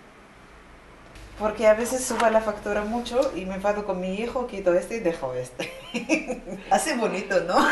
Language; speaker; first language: Spanish; non-native, fluent; Arabic